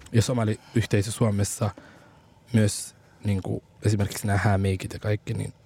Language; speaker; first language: Finnish; early bilingual, other home language; Somali